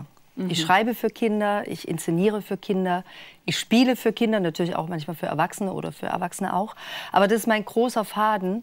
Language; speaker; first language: German; native; German